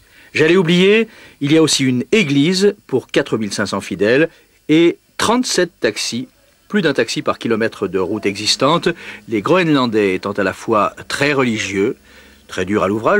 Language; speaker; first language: French; native; French